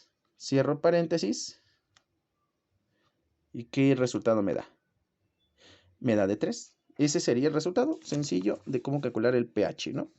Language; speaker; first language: Spanish; native; Spanish